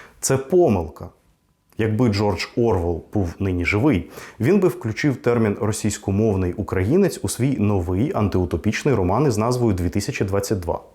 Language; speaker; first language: Ukrainian; non-native, local second language; Russian